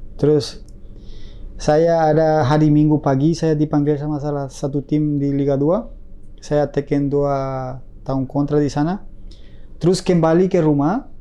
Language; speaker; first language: Indonesian; non-native, fluent; Spanish